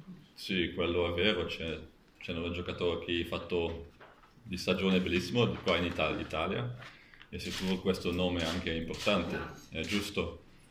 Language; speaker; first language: Italian; non-native, learner; Dutch